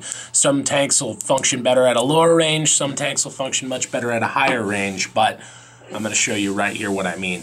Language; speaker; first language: English; native; English